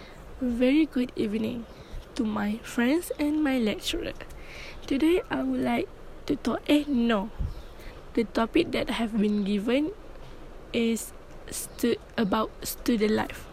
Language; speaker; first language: English; non-native, learner; Malay